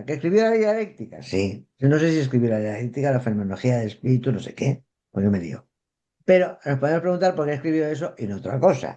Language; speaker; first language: Spanish; native; Spanish